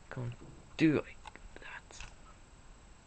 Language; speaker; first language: English; native; English